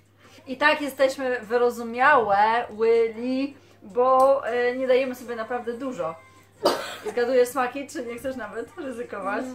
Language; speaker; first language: Polish; native; Polish